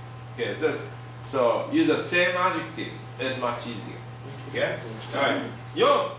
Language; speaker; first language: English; non-native, fluent; Japanese